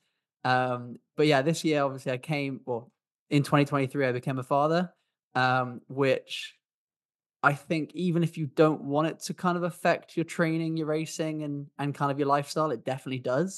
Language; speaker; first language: English; native; English